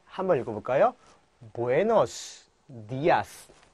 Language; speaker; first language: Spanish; non-native, fluent; Korean